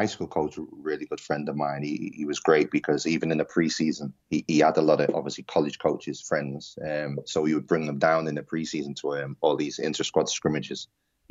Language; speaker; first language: English; native; English